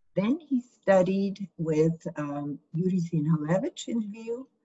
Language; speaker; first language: English; early bilingual, other home language; Ukrainian